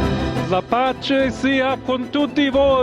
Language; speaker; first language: Italian; non-native, fluent; English